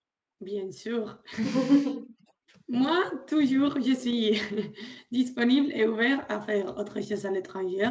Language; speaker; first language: French; non-native, learner; Spanish